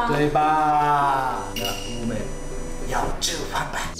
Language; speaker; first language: Chinese; non-native, fluent; Japanese